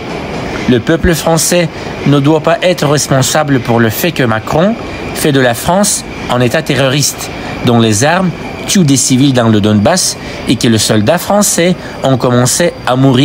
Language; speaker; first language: French; non-native, fluent; Russian